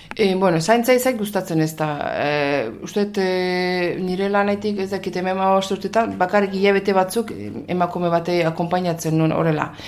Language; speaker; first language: Basque; non-native, fluent; Azerbaijani